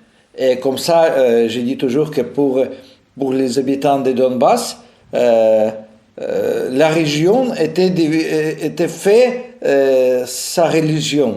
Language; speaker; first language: French; non-native, fluent; Russian